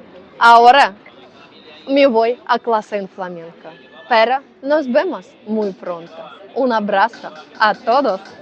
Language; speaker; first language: Spanish; non-native, fluent; Ukrainian